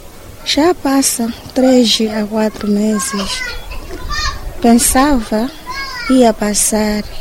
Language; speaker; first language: Portuguese; non-native, local second language; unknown